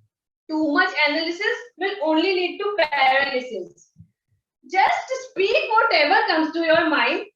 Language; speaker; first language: English; non-native, local second language; Hindi